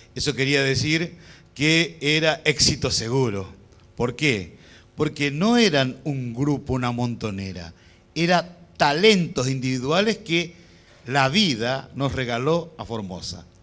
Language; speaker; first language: Spanish; native; Spanish